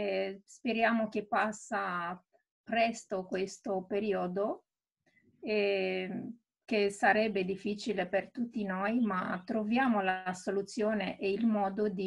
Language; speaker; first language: Italian; non-native, fluent; Romanian